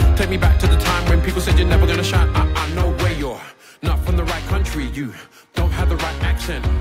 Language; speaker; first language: English; native; English